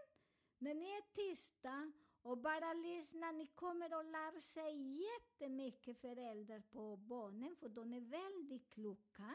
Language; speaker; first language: Swedish; non-native, fluent; Spanish